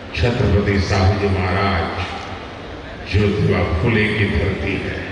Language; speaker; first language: Hindi; non-native, local second language; Gujarati